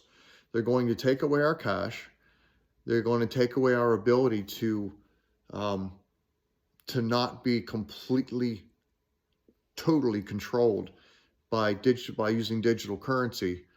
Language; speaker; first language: English; native; English